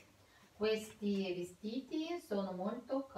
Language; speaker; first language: Italian; non-native, learner; Russian